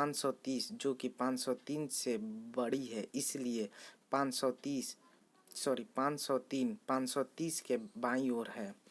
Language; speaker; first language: Hindi; native; Hindi